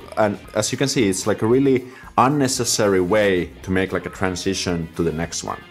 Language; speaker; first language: English; non-native, fluent; Finnish